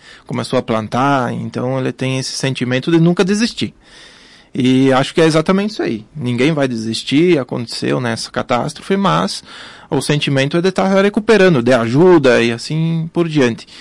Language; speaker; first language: Portuguese; native; Portuguese